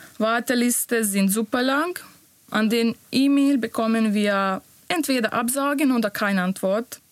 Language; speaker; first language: German; non-native, learner; Bosnian